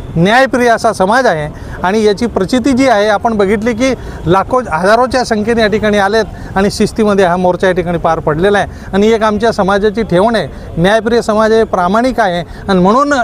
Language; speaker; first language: Marathi; non-native, local second language; Lambadi